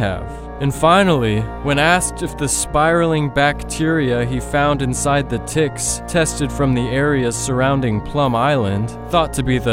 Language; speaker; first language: English; native; English